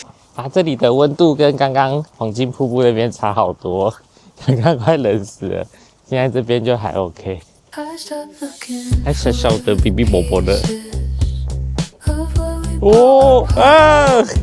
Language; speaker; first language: Chinese; native; Chinese